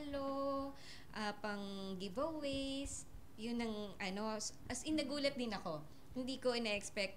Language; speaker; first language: Filipino; native; Filipino